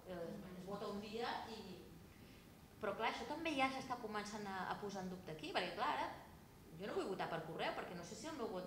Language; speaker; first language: Catalan; native; Catalan